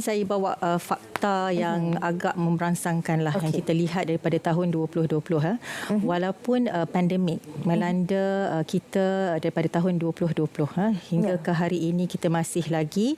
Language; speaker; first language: Malay; native; Malay